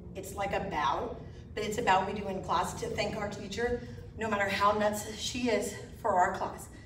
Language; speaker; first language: English; native; English